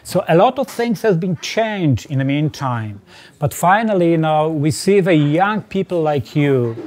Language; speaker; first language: English; non-native, fluent; Polish